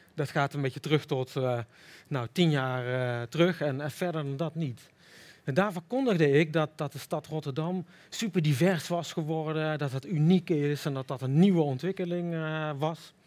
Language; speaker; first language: Dutch; native; Dutch